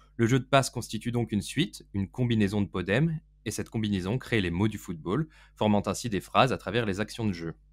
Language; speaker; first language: French; native; French